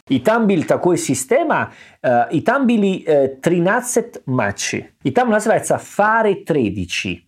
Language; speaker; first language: Russian; non-native, learner; Italian